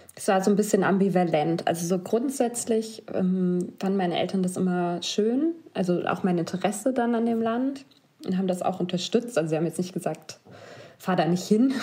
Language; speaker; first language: German; native; German